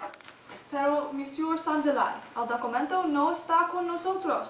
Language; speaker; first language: Spanish; non-native, learner; English